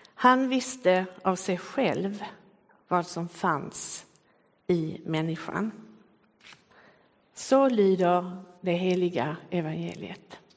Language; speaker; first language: Swedish; native; Swedish